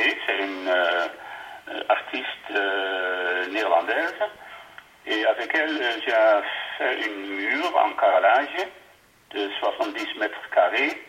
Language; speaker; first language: French; non-native, learner; Dutch